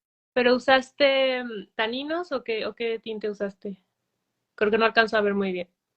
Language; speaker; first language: Spanish; native; Spanish